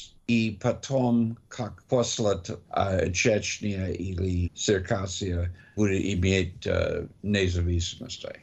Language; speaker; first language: Russian; non-native, learner; English